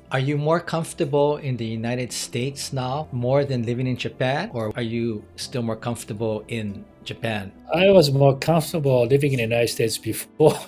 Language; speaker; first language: English; native; English